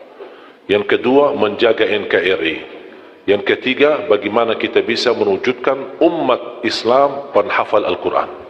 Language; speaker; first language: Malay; non-native, fluent; Arabic